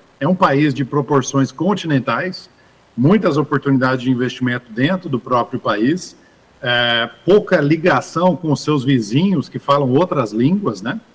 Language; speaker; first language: Portuguese; early bilingual, other home language; English